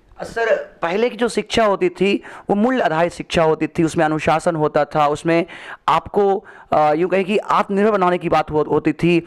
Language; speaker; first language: Hindi; native; Hindi